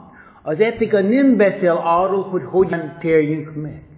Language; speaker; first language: Hungarian; non-native, fluent; English